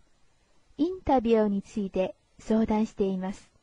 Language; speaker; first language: Japanese; non-native, fluent; Chinese